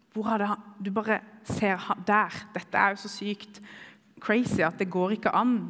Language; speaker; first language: Norwegian; early bilingual, other home language; Kurdish